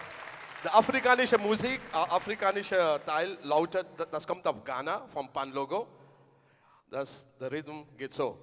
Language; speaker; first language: German; non-native, learner; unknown